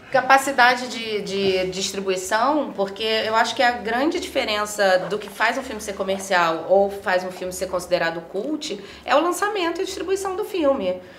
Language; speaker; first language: Portuguese; native; Portuguese